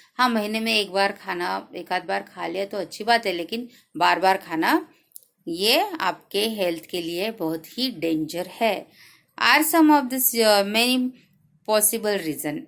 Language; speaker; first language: Hindi; non-native, local second language; Marathi